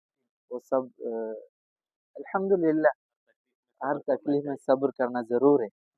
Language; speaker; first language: Hindi; non-native, local second language; Malayalam